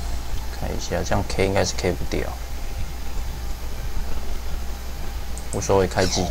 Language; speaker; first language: Chinese; native; Chinese